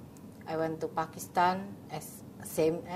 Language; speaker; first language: English; non-native, learner; Indonesian